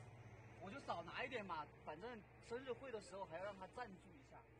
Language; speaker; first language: Chinese; native; Chinese